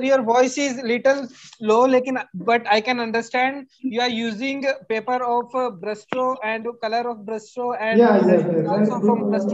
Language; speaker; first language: English; non-native, local second language; Hindi